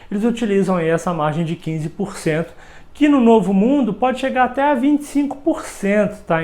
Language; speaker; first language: Portuguese; native; Portuguese